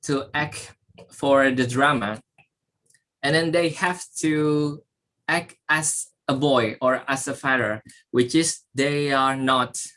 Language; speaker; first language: English; non-native, learner; Indonesian